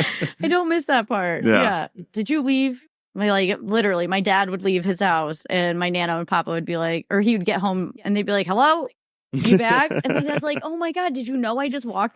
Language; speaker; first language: English; native; English